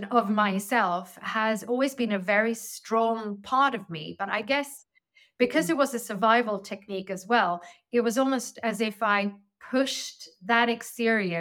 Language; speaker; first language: English; non-native, fluent; Swedish